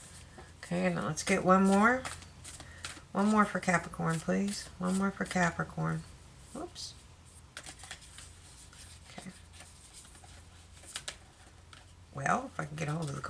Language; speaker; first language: English; native; English